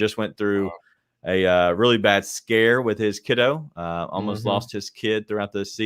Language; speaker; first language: English; native; English